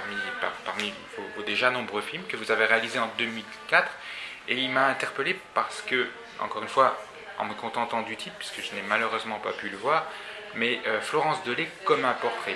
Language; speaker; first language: French; native; French